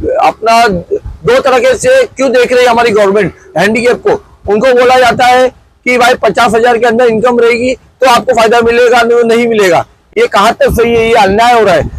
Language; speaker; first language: Hindi; non-native, local second language; Urdu